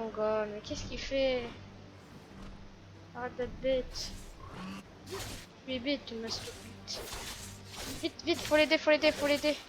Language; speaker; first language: French; native; French